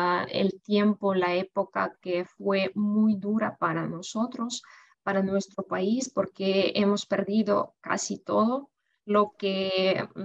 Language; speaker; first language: Spanish; non-native, fluent; Russian